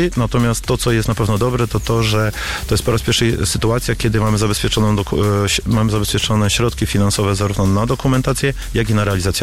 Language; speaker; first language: Polish; native; Polish